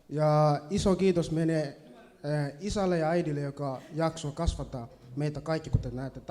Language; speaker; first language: Finnish; early bilingual, other home language; Swahili